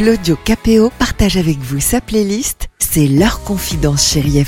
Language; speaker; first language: French; native; French